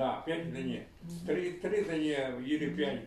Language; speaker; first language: Russian; non-native, learner; Chinese